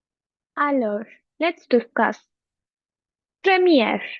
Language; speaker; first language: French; non-native, fluent; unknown